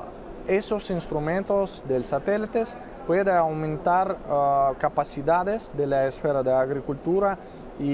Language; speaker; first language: Spanish; non-native, fluent; Russian